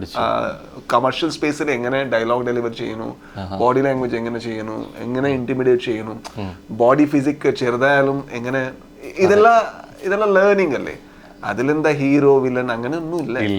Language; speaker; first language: Malayalam; non-native, local second language; Kannada